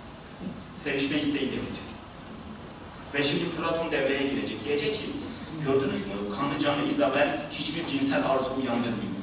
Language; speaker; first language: Turkish; native; Turkish